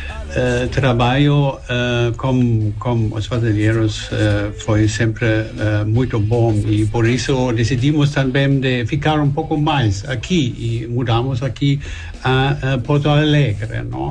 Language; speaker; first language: Portuguese; non-native, learner; German